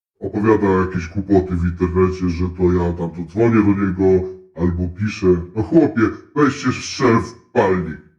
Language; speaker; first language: Polish; native; Polish